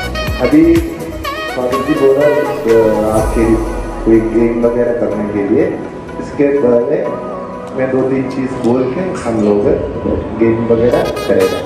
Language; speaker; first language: Hindi; non-native, local second language; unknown